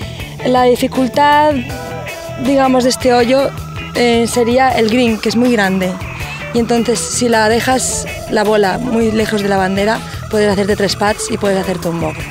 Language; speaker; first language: Spanish; native; Spanish